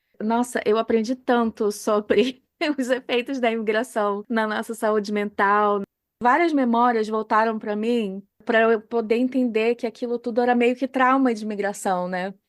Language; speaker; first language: Portuguese; native; Portuguese